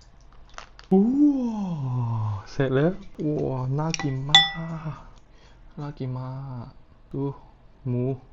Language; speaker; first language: Thai; non-native, learner; English